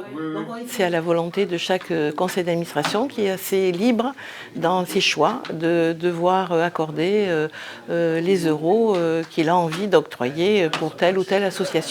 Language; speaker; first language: French; native; French